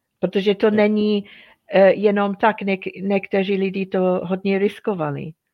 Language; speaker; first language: Czech; non-native, fluent; English